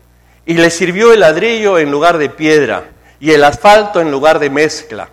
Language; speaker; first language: Spanish; native; Spanish